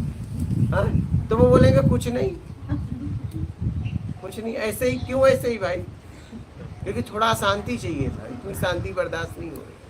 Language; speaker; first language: Hindi; native; Hindi